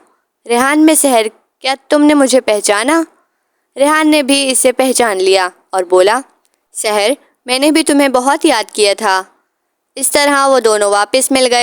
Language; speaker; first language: Urdu; native; Urdu